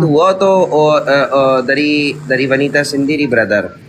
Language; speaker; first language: Indonesian; non-native, learner; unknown